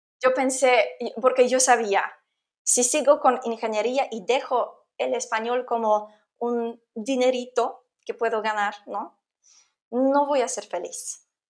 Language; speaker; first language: Spanish; non-native, fluent; Polish